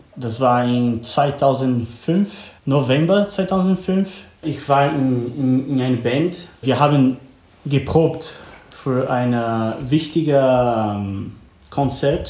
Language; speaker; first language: German; non-native, learner; Portuguese